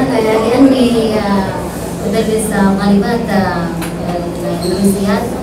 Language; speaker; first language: Arabic; early bilingual, other home language; Indonesian